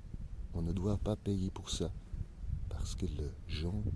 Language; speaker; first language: French; non-native, learner; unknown